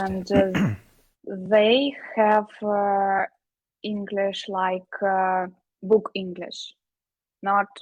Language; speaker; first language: English; non-native, learner; Ukrainian